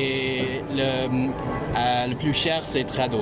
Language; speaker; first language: French; non-native, fluent; English